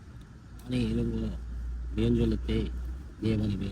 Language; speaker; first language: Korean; non-native, learner; Nepali